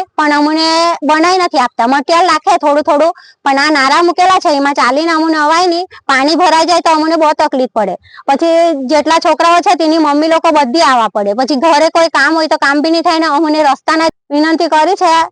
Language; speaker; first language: Gujarati; native; Gujarati